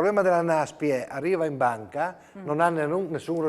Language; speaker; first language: Italian; native; Italian